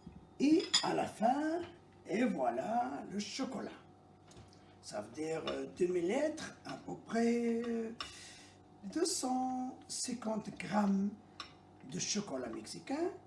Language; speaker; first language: French; non-native, local second language; Arabic